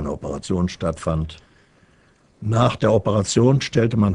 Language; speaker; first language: German; native; German